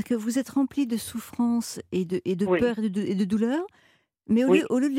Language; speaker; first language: French; native; French